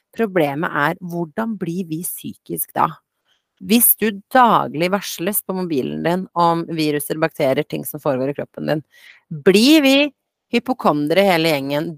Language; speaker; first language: Norwegian; early bilingual, other home language; Bosnian